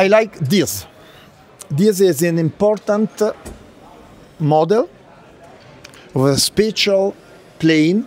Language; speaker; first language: English; non-native, learner; Italian